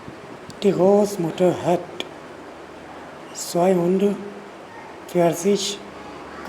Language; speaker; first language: German; non-native, learner; Urdu